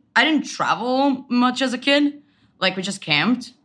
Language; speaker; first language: English; non-native, fluent; Portuguese